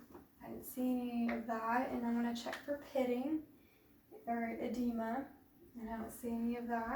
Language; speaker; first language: English; native; English